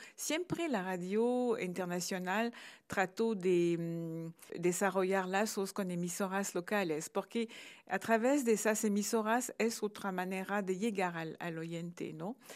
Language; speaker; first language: Spanish; non-native, fluent; French